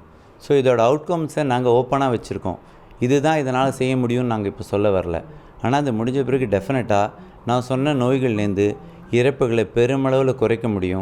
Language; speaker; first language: Tamil; native; Tamil